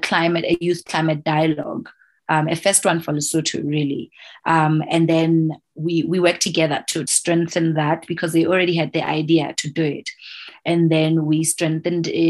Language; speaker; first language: English; non-native, local second language; Southern Sotho